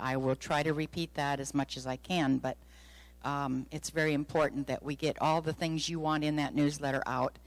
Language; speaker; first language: English; native; English